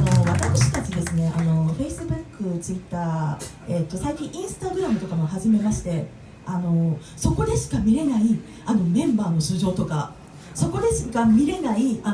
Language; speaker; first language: Japanese; native; Japanese